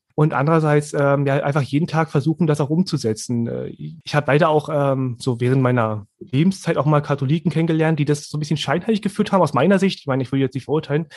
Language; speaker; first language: German; native; German